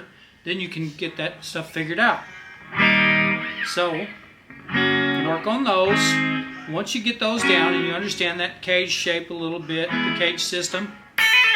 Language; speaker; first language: English; native; English